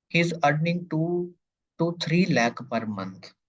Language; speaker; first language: English; non-native, local second language; Punjabi